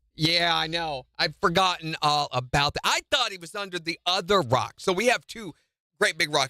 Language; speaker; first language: English; native; English